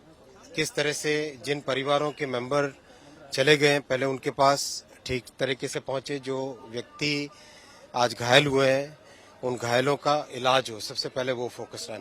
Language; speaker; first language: Hindi; native; Hindi